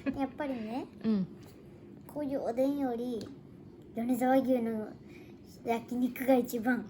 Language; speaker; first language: Japanese; native; Japanese